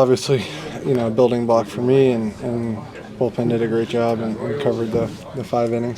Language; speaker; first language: English; native; English